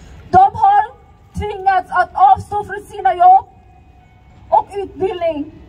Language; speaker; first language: Swedish; early bilingual, other home language; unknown